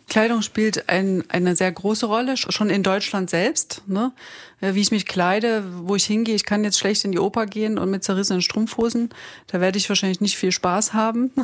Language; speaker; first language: German; native; German